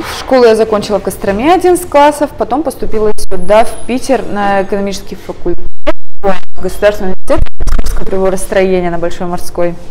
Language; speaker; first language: Russian; native; Russian